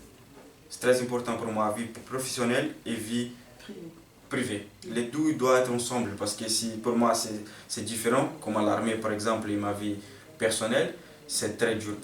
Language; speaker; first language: French; non-native, fluent; Portuguese